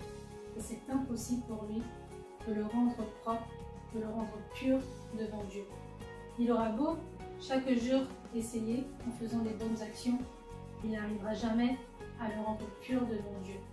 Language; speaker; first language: French; native; French